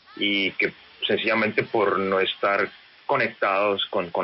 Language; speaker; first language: Spanish; native; Spanish